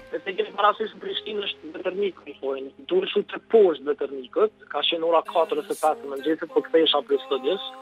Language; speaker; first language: Albanian; native; Albanian